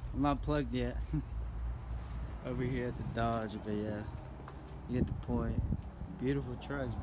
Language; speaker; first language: English; native; English